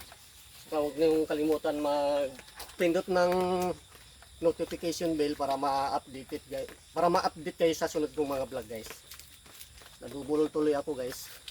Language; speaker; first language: Filipino; non-native, local second language; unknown